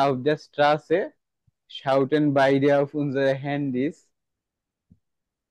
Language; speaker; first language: German; non-native, fluent; Bangla